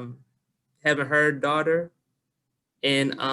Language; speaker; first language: English; native; English